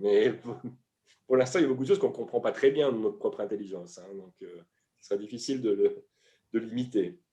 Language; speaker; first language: French; native; French